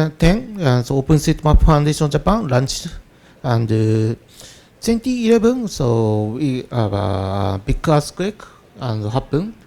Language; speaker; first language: English; non-native, learner; Japanese